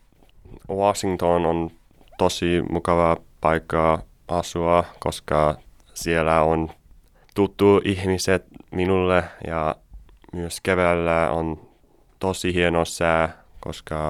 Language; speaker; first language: Finnish; non-native, learner; English